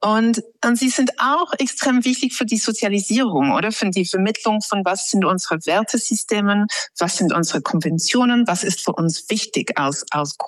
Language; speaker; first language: German; non-native, fluent; English